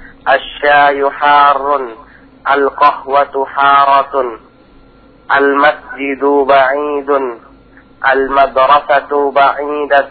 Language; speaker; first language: Arabic; non-native, learner; Indonesian